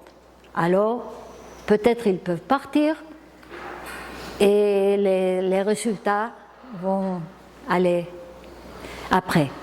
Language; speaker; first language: French; non-native, fluent; Spanish